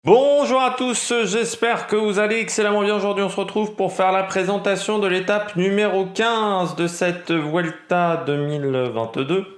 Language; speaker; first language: French; native; French